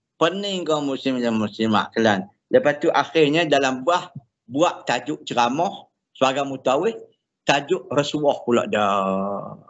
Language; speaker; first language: Malay; native; Malay